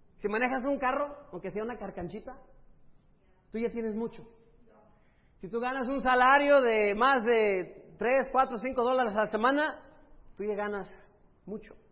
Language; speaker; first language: Spanish; early bilingual, other home language; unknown